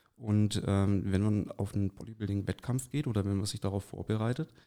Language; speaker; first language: German; native; German